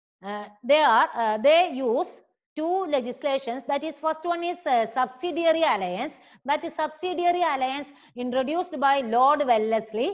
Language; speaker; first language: English; non-native, local second language; Malayalam